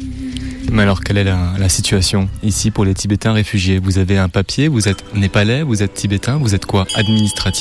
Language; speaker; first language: French; native; French